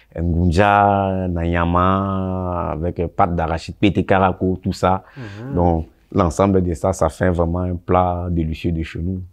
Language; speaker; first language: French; non-native, local second language; Sango